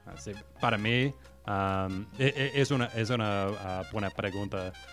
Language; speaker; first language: Spanish; non-native, learner; English